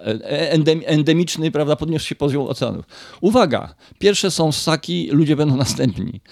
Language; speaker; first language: Polish; native; Polish